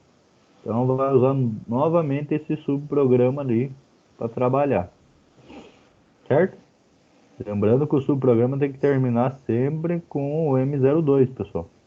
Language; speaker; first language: Portuguese; native; Portuguese